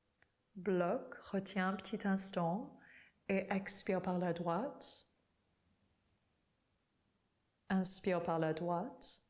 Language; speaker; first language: French; non-native, fluent; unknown